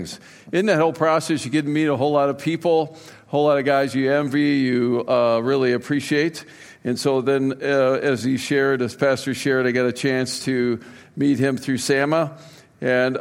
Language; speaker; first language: English; native; English